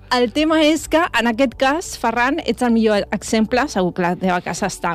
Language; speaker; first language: Catalan; non-native, local second language; Spanish